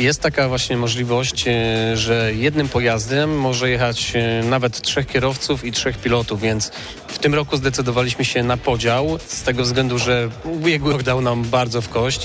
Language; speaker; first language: Polish; native; Polish